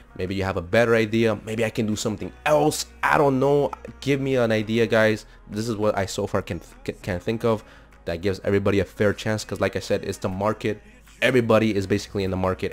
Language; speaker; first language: English; early bilingual, other home language; Spanish